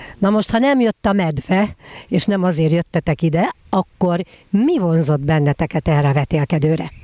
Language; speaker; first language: Hungarian; native; Hungarian